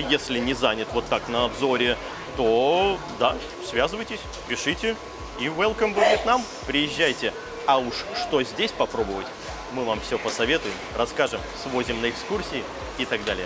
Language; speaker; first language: Russian; native; Russian